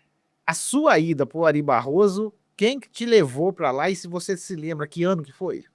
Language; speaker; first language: Portuguese; native; Portuguese